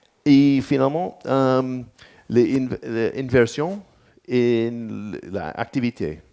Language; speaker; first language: French; non-native, learner; English